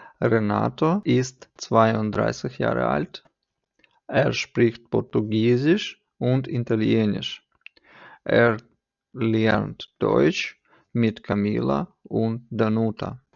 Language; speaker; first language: German; non-native, fluent; Ukrainian